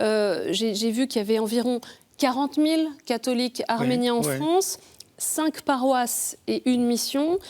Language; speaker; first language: French; native; French